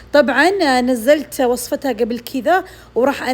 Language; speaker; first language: Arabic; native; Arabic